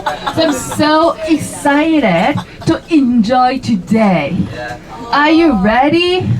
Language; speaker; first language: English; non-native, learner; Korean